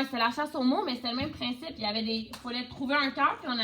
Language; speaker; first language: French; native; French